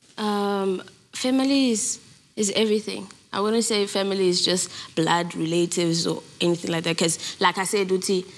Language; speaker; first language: English; non-native, local second language; Zulu